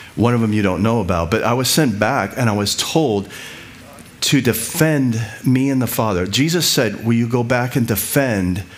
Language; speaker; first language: English; native; English